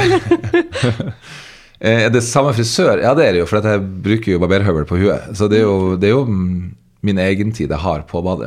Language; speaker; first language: Norwegian; native; Norwegian